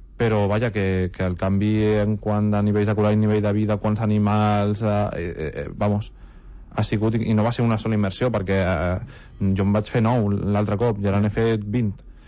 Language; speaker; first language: Catalan; non-native, local second language; Spanish